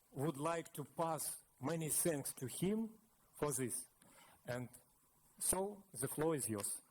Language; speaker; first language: English; non-native, fluent; Russian